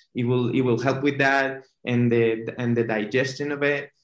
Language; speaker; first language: English; non-native, fluent; Spanish